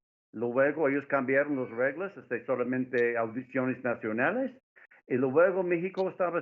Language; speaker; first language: Spanish; non-native, fluent; English